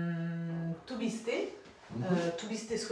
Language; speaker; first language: Spanish; non-native, learner; French